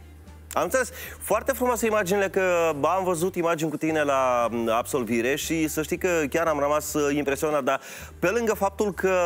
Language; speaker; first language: Romanian; native; Romanian